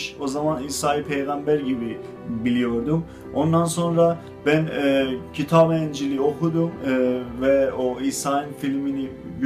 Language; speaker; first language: Turkish; non-native, fluent; Azerbaijani